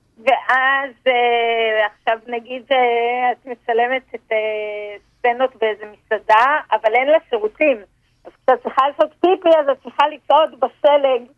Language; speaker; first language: Hebrew; native; Hebrew